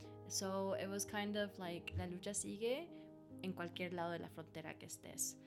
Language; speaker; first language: Spanish; early bilingual, heritage; Spanish